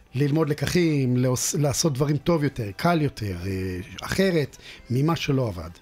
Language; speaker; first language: Hebrew; native; Hebrew